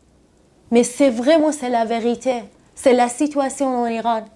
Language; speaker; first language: French; non-native, learner; Persian